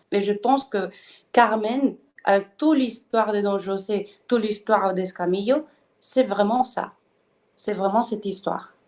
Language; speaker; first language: French; non-native, fluent; Spanish